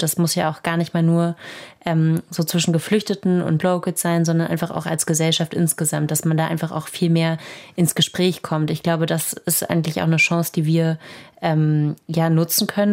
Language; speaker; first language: German; native; German